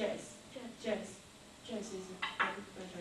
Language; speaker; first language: English; non-native, learner; Chinese